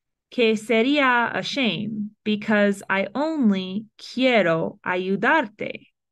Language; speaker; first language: Spanish; non-native, fluent; English